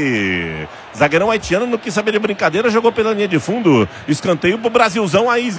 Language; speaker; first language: Portuguese; native; Portuguese